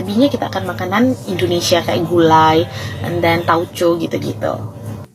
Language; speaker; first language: Indonesian; non-native, local second language; Tamil